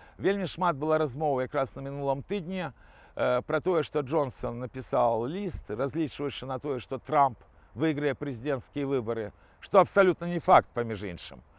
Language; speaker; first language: Belarusian; non-native, local second language; Russian